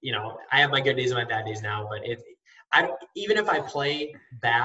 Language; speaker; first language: English; native; English